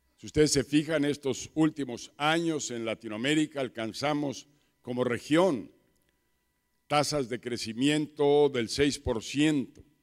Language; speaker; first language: Spanish; native; Spanish